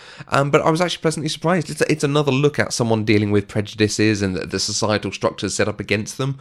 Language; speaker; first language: English; native; English